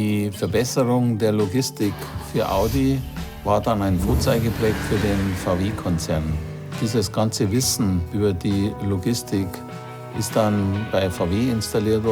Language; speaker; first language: German; native; German